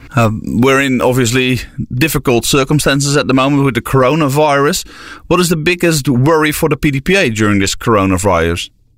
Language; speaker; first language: English; non-native, fluent; Dutch